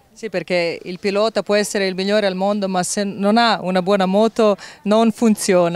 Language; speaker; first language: Italian; non-native, fluent; Croatian